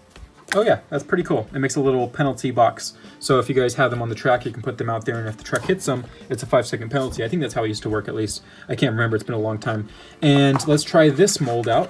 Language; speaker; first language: English; native; English